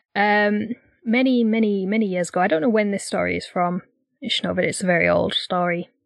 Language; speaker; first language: English; native; English